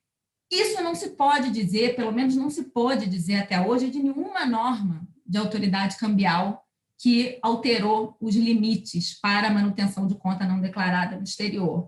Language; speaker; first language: Portuguese; native; Portuguese